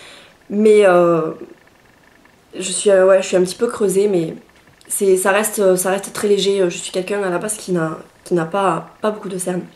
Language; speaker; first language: French; native; French